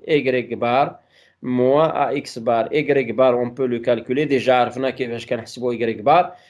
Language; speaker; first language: French; non-native, local second language; Arabic